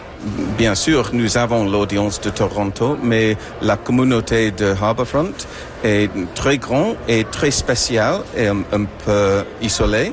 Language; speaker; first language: French; non-native, fluent; English